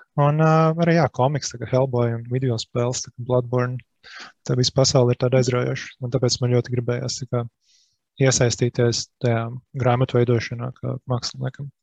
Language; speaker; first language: Latvian; native; Latvian